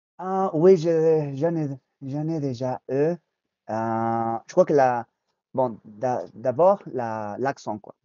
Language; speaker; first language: French; non-native, fluent; Spanish